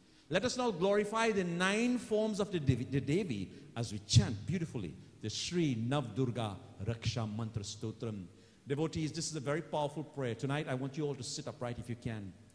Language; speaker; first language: English; native; English